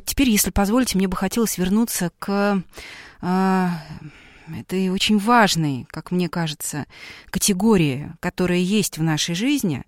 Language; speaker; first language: Russian; native; Russian